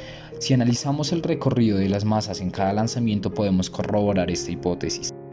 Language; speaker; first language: Spanish; native; Spanish